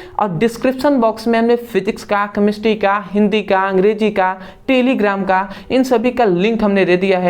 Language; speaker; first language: Hindi; native; Hindi